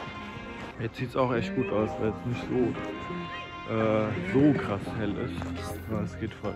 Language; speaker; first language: German; native; German